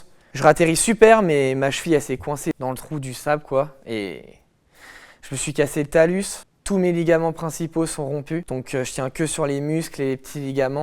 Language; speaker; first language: French; native; French